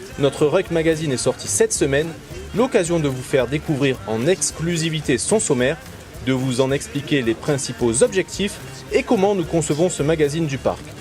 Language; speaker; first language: French; native; French